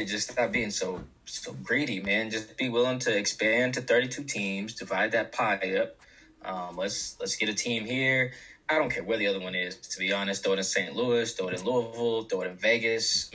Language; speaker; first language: English; native; English